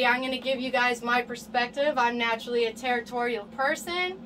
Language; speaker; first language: English; native; English